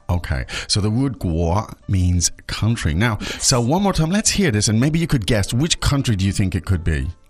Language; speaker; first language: English; native; English